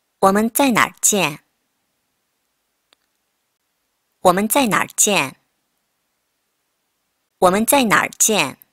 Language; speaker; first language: Chinese; non-native, fluent; Korean